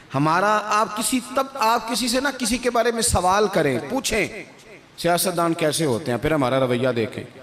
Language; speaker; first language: Urdu; non-native, local second language; Punjabi